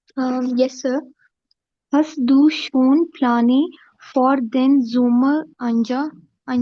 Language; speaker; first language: German; non-native, learner; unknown